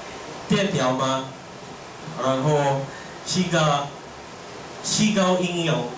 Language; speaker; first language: Chinese; non-native, learner; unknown